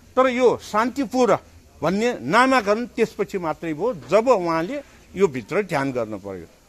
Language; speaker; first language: Nepali; non-native, local second language; Newari